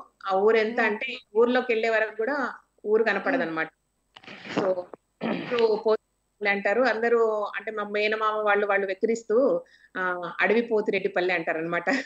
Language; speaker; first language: Telugu; native; Telugu